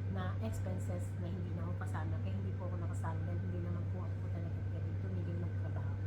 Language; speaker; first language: Filipino; native; Filipino